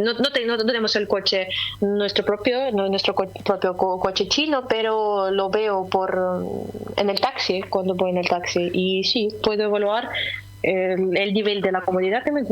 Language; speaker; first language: Spanish; non-native, fluent; Russian